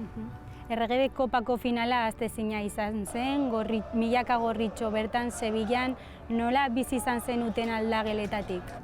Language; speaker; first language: Basque; native; Basque